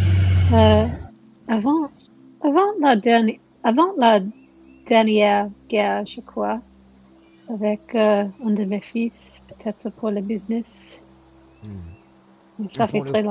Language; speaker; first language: French; non-native, learner; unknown